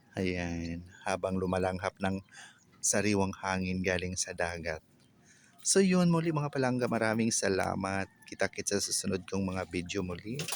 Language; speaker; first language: Filipino; non-native, local second language; Waray